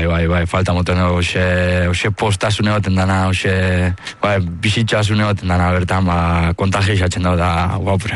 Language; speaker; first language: Basque; early bilingual, other home language; Spanish